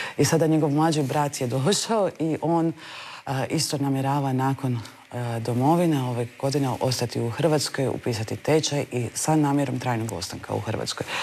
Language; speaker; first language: Croatian; native; Croatian